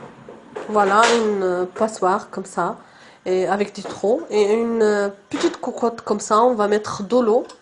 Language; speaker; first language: French; non-native, local second language; Arabic